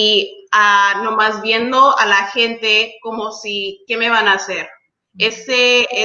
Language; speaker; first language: Spanish; early bilingual, heritage; English